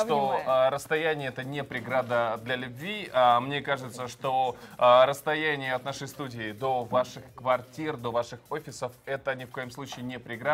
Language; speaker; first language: Russian; native; Russian